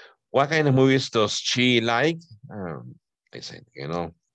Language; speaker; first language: English; non-native, fluent; Spanish